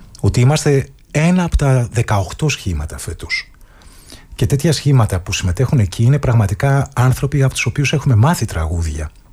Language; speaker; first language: Greek; native; Greek